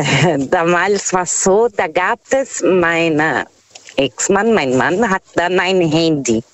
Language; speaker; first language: German; non-native, fluent; Portuguese